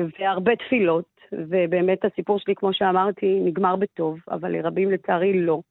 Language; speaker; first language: Hebrew; early bilingual, other home language; Amharic